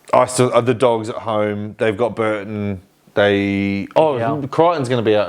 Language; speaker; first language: English; native; English